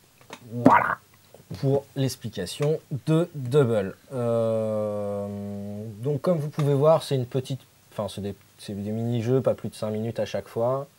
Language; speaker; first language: French; native; French